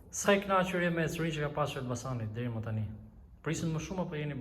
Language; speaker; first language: Albanian; native; Albanian